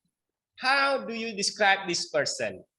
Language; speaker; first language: English; non-native, learner; Indonesian